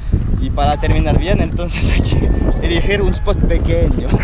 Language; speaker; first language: Spanish; non-native, fluent; French